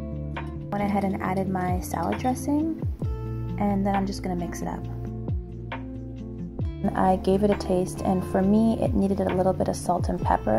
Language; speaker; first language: English; native; English